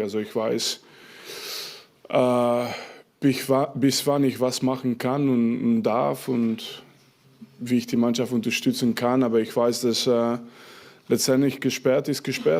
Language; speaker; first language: German; non-native, fluent; French